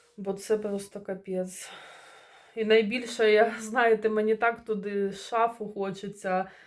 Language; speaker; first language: Ukrainian; non-native, local second language; Russian